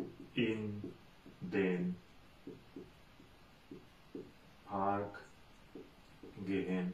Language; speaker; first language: German; non-native, fluent; Bangla